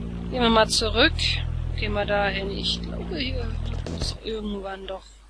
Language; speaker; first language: German; native; German